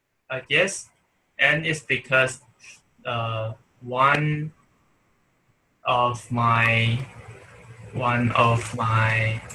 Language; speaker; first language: English; non-native, learner; Chinese